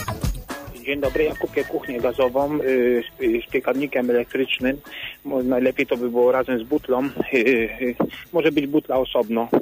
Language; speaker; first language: Polish; native; Polish